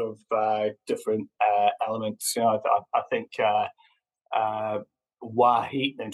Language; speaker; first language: English; native; English